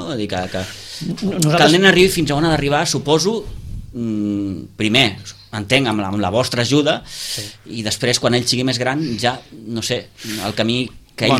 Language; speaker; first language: Catalan; native; Catalan